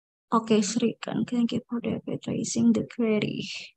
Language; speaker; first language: English; non-native, fluent; Indonesian